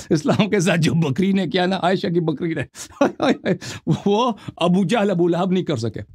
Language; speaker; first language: Urdu; non-native, local second language; Punjabi